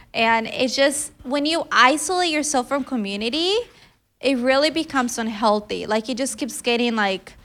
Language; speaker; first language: English; early bilingual, other home language; Filipino